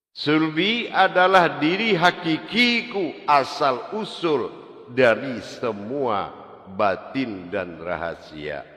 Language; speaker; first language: Malay; non-native, local second language; Javanese